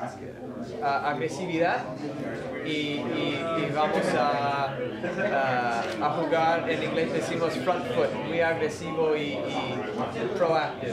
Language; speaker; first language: Spanish; non-native, fluent; English